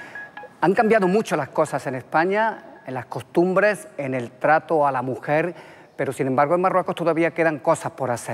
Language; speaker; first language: Spanish; native; Spanish